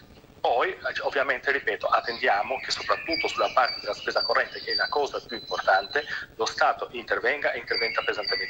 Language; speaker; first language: Italian; native; Italian